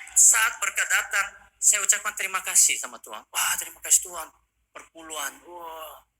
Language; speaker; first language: Indonesian; non-native, fluent; Korean